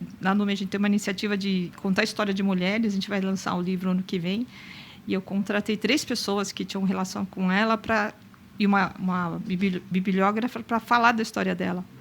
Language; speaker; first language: Portuguese; native; Portuguese